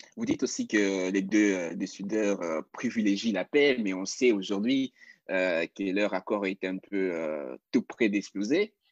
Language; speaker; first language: French; non-native, local second language; Lingala